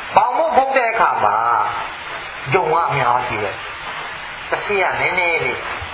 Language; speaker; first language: Burmese; non-native, local second language; Hakha Chin